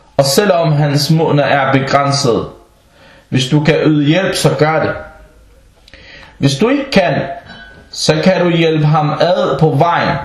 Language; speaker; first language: Danish; non-native, local second language; Arabic